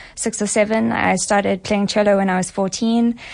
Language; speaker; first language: English; native; English